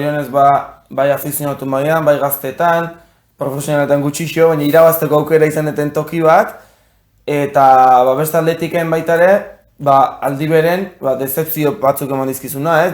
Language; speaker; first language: Basque; native; Basque